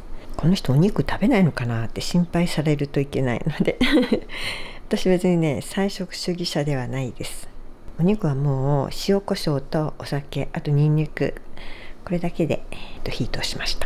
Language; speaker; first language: Japanese; native; Japanese